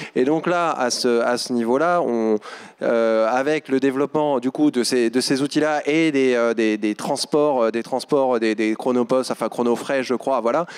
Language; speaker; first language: French; native; French